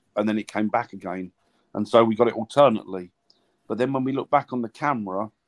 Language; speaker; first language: English; native; English